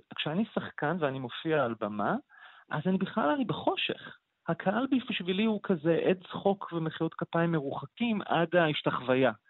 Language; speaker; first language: Hebrew; native; Hebrew